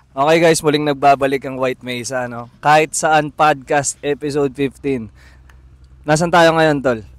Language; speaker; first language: Filipino; native; Filipino